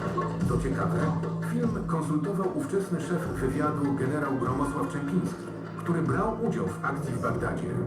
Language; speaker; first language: Polish; native; Polish